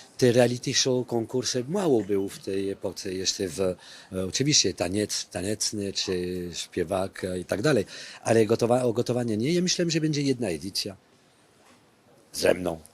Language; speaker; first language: Polish; non-native, fluent; French